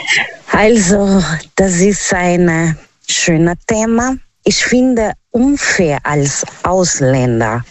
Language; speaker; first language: German; non-native, fluent; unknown